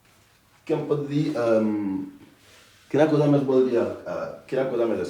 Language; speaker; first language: Catalan; non-native, fluent; Akan